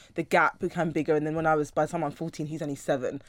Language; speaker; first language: English; native; English